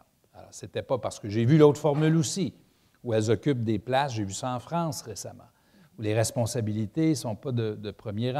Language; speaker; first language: French; native; French